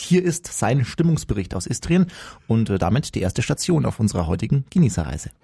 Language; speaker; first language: German; native; German